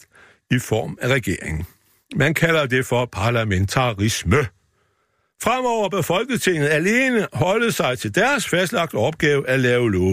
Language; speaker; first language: Danish; native; Danish